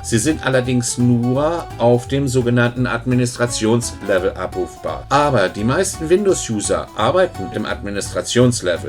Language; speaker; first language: German; native; German